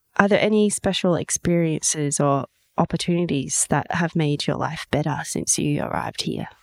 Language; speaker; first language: English; native; English